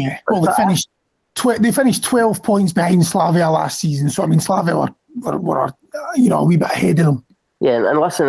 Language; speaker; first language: English; native; English